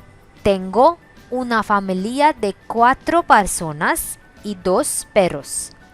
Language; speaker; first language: Spanish; non-native, fluent; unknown